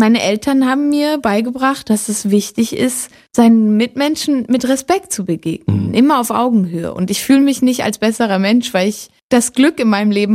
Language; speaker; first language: German; native; German